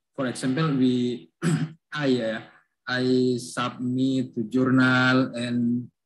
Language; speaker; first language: English; non-native, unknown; Javanese